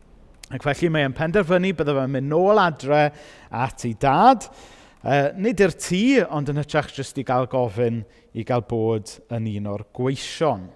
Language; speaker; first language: Welsh; native; Welsh